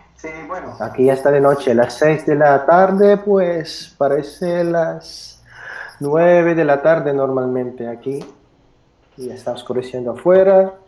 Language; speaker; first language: Spanish; non-native, fluent; Filipino